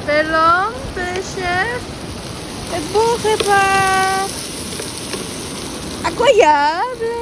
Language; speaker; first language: French; non-native, learner; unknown